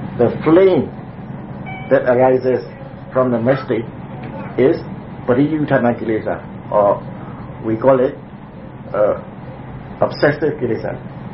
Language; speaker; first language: English; non-native, fluent; Burmese